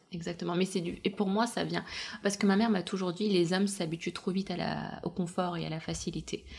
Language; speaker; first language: French; early bilingual, other home language; Russian